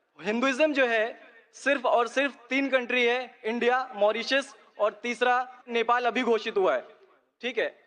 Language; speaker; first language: Hindi; native; Hindi